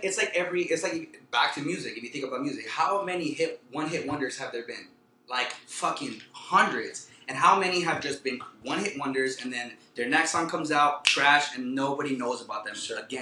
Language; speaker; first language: English; early bilingual, other home language; Spanish